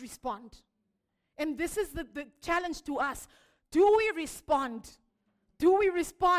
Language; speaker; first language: English; non-native, local second language; Shona